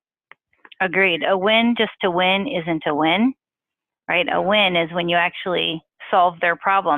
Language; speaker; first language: English; native; English